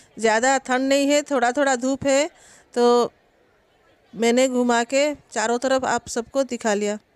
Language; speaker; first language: Hindi; non-native, local second language; Odia